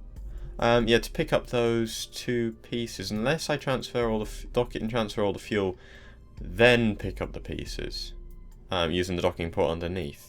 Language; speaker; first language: English; native; English